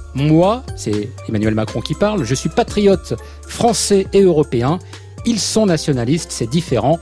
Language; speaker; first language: French; native; French